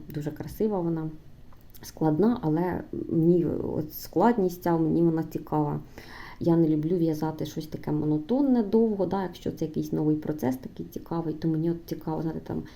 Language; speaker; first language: Ukrainian; non-native, local second language; Russian